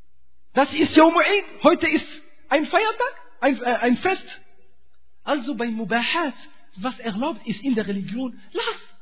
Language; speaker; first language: German; non-native, fluent; Arabic